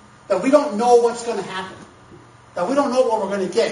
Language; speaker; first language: English; native; English